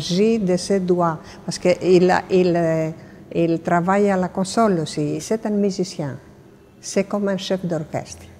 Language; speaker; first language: French; non-native, fluent; Greek